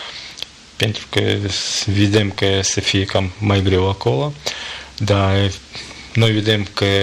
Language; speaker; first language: Romanian; non-native, learner; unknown